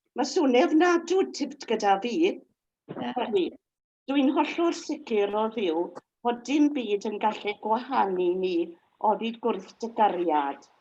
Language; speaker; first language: Welsh; native; Welsh